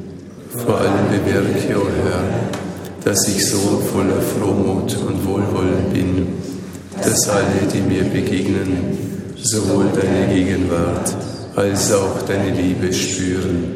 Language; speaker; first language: German; native; German